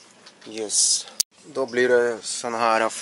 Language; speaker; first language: Swedish; non-native, learner; Russian